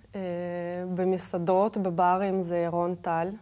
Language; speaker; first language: Hebrew; non-native, fluent; Kazakh